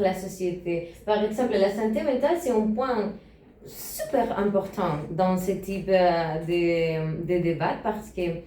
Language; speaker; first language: French; non-native, learner; Spanish